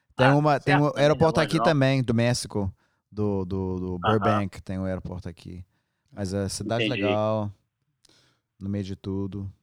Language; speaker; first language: Portuguese; non-native, learner; English